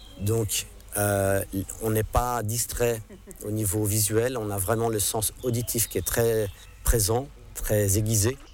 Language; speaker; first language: French; non-native, local second language; English